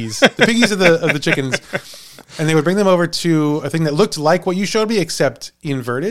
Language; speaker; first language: English; native; English